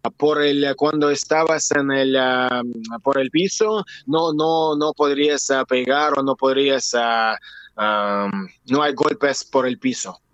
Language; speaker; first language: Spanish; non-native, learner; Russian